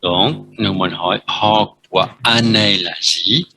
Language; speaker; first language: Vietnamese; non-native, fluent; French